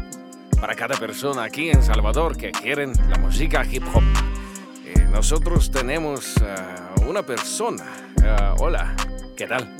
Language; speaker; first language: Spanish; non-native, learner; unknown